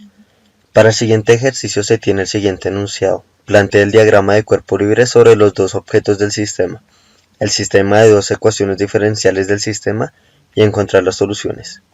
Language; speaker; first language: Spanish; native; Spanish